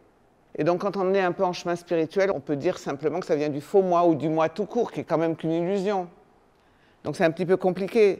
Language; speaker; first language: French; native; French